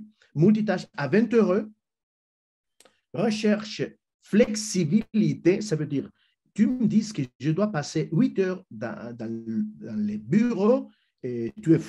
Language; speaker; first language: French; non-native, fluent; Spanish